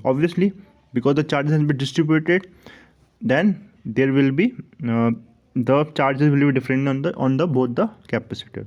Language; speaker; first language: English; non-native, local second language; Hindi